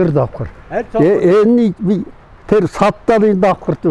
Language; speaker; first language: Mongolian; non-native, local second language; Kazakh